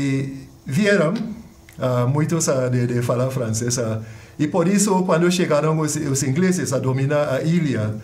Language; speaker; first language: Portuguese; non-native, fluent; English